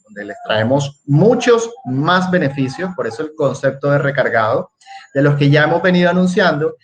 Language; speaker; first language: Spanish; native; Spanish